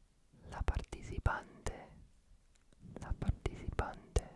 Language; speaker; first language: Spanish; non-native, learner; Polish